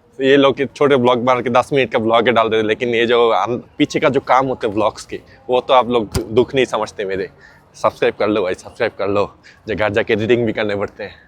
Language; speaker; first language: Hindi; non-native, fluent; Bangla